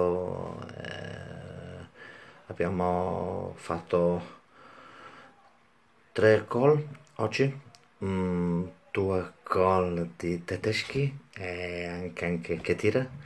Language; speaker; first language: Italian; non-native, learner; German